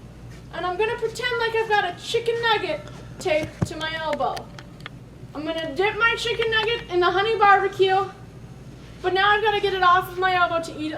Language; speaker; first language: English; native; English